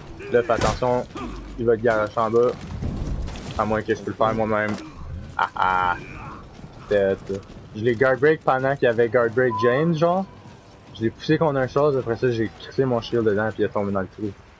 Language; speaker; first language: French; native; French